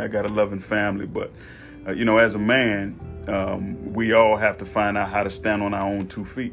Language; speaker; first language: English; native; English